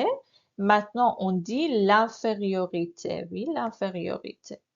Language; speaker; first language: French; non-native, fluent; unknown